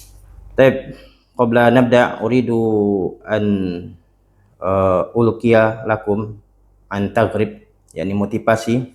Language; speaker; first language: Arabic; non-native, fluent; Indonesian